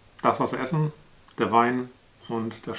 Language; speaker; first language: German; native; German